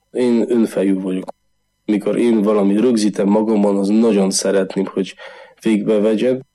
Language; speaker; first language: Hungarian; non-native, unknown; Polish